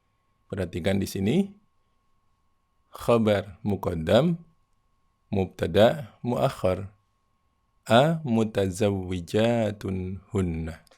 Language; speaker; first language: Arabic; non-native, fluent; Indonesian